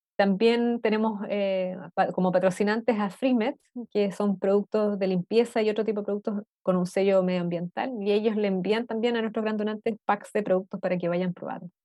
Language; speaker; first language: Spanish; native; Spanish